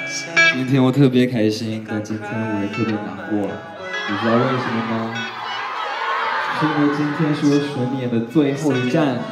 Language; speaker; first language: Chinese; non-native, fluent; Japanese